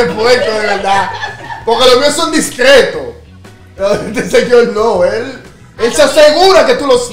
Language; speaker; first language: Spanish; native; Spanish